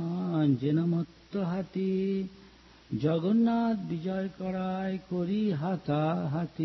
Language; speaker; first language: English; non-native, local second language; Bangla